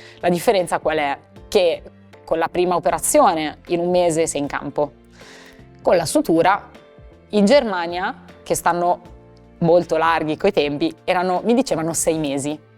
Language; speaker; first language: Italian; native; Italian